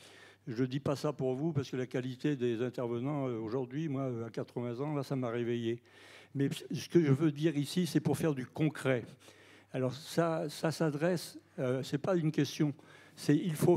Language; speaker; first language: French; native; French